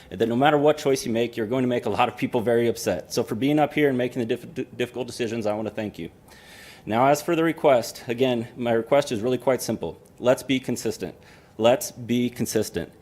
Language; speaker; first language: English; native; English